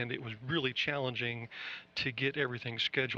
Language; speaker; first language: English; native; English